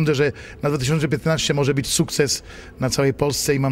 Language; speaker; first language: Polish; non-native, fluent; Italian